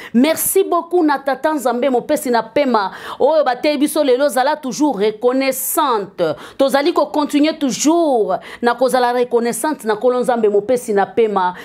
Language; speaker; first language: Lingala; native; Lingala